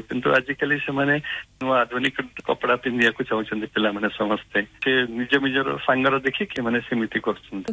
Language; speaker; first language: Odia; non-native, local second language; Marathi